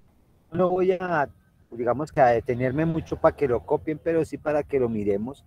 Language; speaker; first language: Spanish; native; Spanish